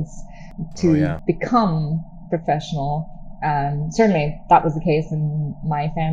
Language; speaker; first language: English; non-native, local second language; Tamil